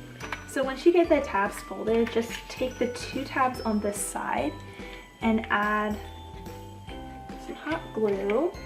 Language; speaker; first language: English; native; English